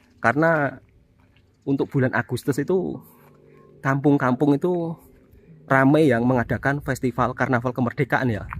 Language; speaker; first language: Indonesian; native; Indonesian